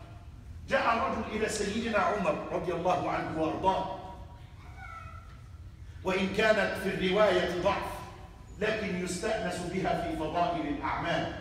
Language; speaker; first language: Arabic; native; Arabic